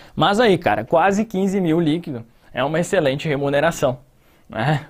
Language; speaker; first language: Portuguese; native; Portuguese